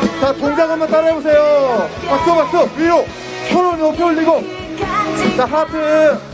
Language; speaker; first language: Korean; native; Korean